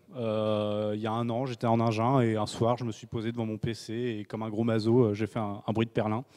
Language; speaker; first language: French; native; French